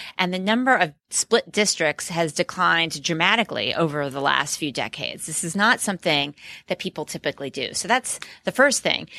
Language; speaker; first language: English; native; English